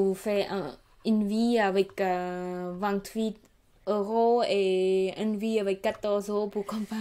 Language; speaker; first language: French; non-native, learner; Khmer